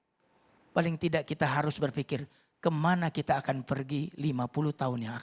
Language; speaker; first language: Indonesian; native; Indonesian